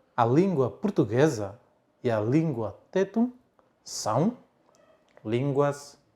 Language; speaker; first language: Portuguese; non-native, local second language; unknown